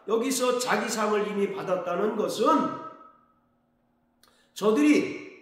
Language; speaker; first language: Korean; native; Korean